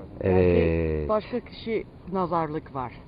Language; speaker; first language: Turkish; non-native, learner; Spanish